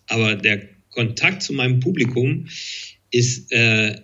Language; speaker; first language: German; non-native, fluent; French